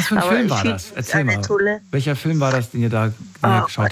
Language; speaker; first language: German; native; German